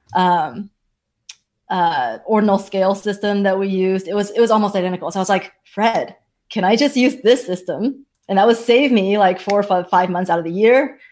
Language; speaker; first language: English; early bilingual, other home language; Chinese